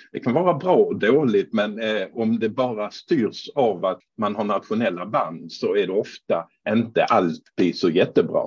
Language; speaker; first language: Swedish; non-native, fluent; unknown